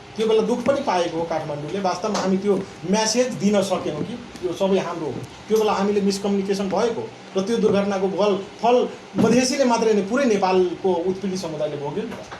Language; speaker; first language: Nepali; non-native, local second language; Maithili